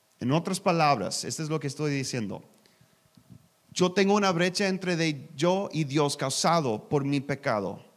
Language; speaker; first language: Spanish; non-native, learner; English